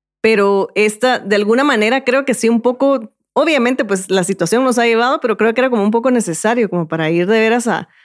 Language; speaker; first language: Spanish; native; Spanish